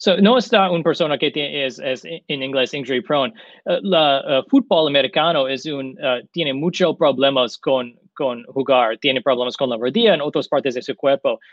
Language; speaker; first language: Spanish; non-native, learner; English